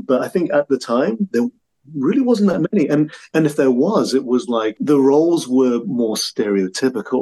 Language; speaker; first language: English; native; English